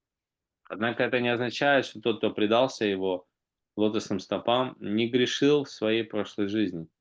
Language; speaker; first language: Russian; native; Russian